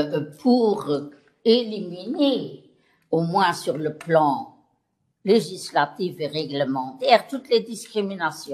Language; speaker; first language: French; non-native, local second language; Luxembourgish